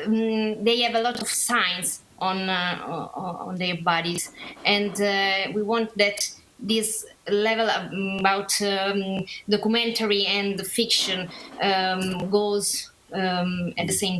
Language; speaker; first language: English; non-native, learner; Italian